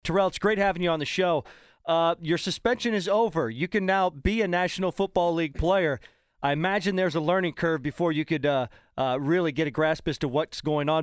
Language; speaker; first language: English; native; English